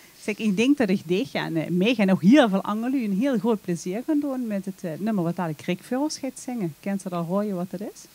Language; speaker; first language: Dutch; native; Dutch